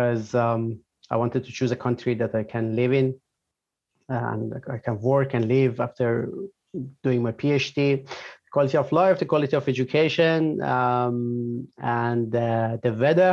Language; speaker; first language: English; non-native, fluent; Persian